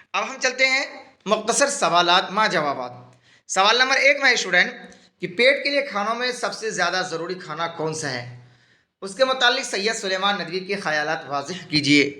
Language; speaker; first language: Urdu; native; Urdu